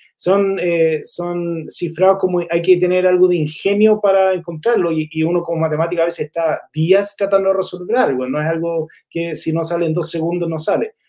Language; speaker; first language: Spanish; non-native, fluent; English